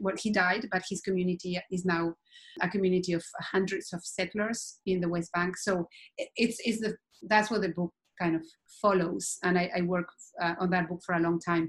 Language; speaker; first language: English; non-native, fluent; Spanish